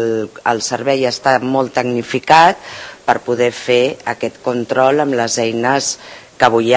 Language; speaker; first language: Catalan; native; Catalan